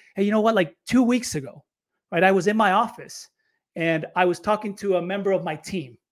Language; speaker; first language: English; native; English